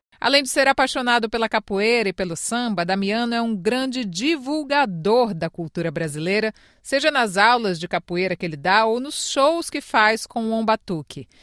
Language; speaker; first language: Portuguese; native; Portuguese